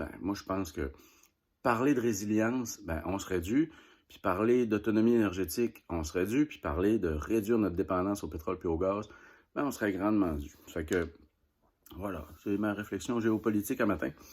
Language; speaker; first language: French; native; French